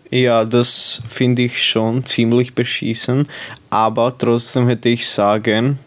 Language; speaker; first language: German; non-native, local second language; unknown